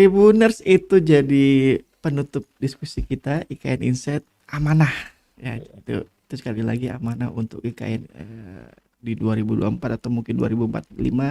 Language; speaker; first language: Indonesian; native; Indonesian